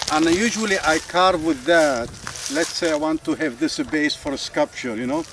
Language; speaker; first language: English; non-native, fluent; Arabic